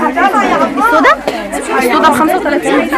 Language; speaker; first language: Arabic; native; Arabic